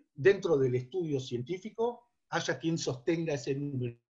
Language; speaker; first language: Spanish; native; Spanish